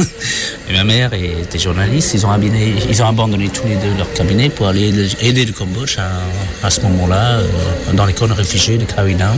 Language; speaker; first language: French; non-native, fluent; Khmer